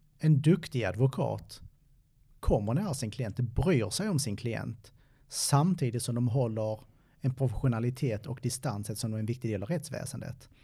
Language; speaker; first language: Swedish; native; Swedish